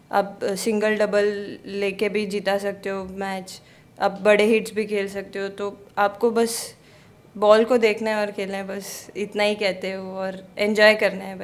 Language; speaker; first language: Hindi; native; Hindi